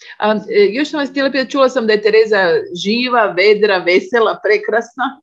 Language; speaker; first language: Croatian; native; Croatian